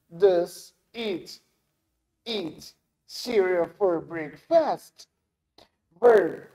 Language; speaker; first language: English; non-native, fluent; Portuguese